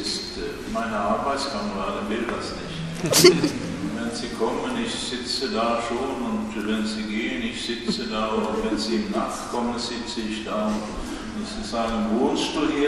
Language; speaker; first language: German; non-native, learner; Swedish